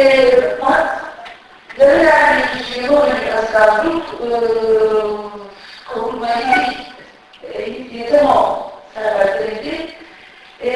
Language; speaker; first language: French; non-native, fluent; Turkish